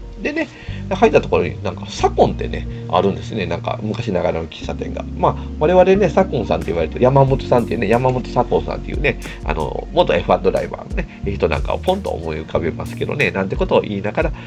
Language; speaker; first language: Japanese; native; Japanese